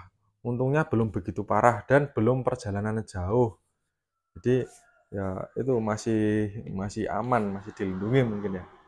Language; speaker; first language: Indonesian; native; Indonesian